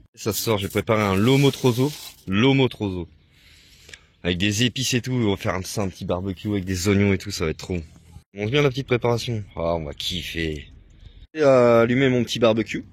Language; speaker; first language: French; native; French